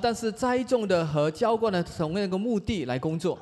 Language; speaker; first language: Chinese; native; Chinese